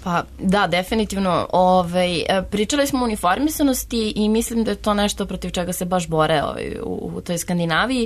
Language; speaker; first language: Serbian; native; Serbian